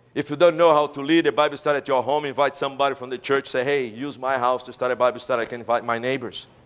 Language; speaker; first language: English; non-native, fluent; Portuguese